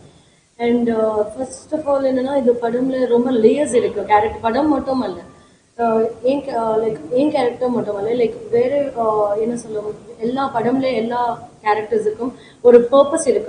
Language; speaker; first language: Tamil; non-native, learner; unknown